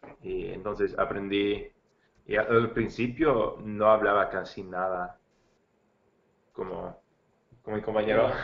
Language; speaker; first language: Spanish; non-native, learner; English